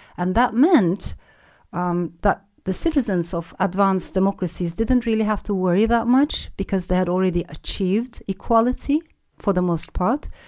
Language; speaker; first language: English; non-native, fluent; Turkish